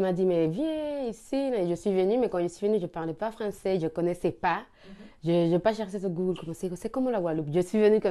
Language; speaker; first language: French; non-native, learner; Spanish